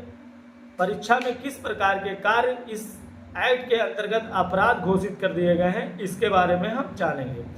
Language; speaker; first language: Hindi; native; Hindi